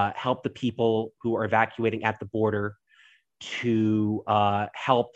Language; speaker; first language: English; native; English